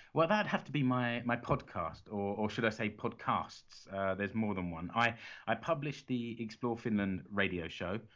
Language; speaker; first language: English; native; English